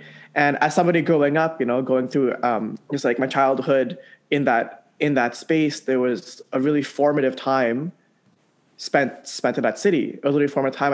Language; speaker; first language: English; native; English